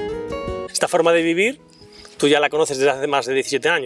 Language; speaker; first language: Spanish; native; Spanish